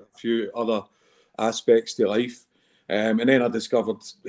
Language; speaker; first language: English; native; English